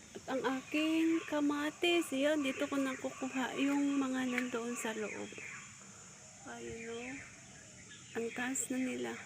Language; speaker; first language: Filipino; native; Filipino